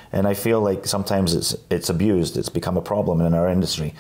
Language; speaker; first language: English; native; English